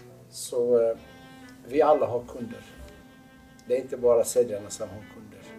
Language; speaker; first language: Swedish; non-native, fluent; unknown